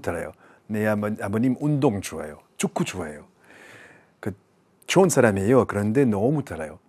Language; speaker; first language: Korean; non-native, learner; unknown